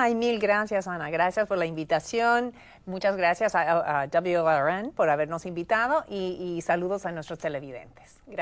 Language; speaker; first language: Spanish; native; Spanish